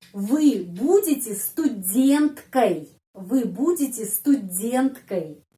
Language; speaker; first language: Russian; non-native, fluent; Indonesian